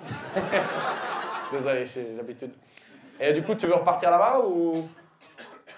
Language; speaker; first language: French; native; French